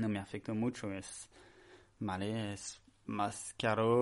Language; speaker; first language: Spanish; non-native, learner; French